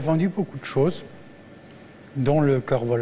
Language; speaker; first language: French; native; French